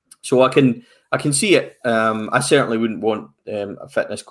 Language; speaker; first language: English; native; English